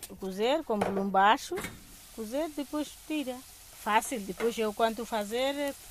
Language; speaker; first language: Portuguese; non-native, learner; Bangla